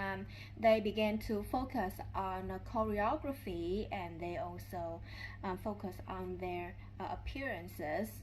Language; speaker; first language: English; non-native, learner; Vietnamese